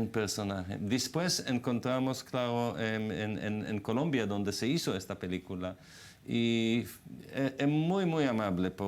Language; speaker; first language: Spanish; non-native, fluent; Hebrew